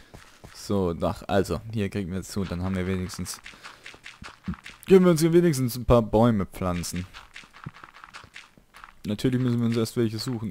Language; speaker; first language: German; native; German